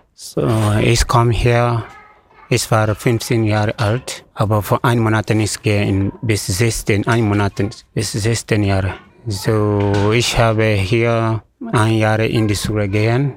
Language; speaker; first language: German; non-native, learner; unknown